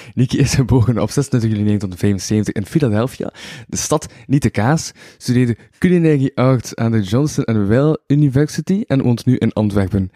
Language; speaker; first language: Dutch; native; Dutch